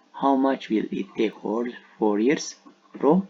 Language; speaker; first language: English; non-native, local second language; Amharic